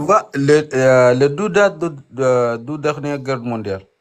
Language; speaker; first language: French; non-native, learner; Arabic